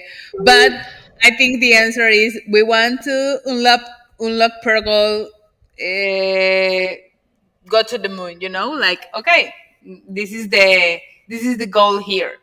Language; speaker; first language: English; non-native, learner; Spanish